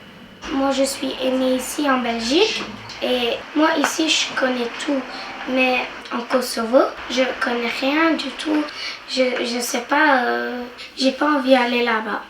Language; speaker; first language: French; early bilingual, other home language; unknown